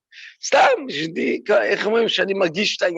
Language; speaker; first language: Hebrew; non-native, fluent; French